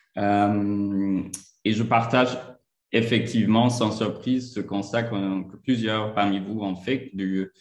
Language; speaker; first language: French; non-native, fluent; German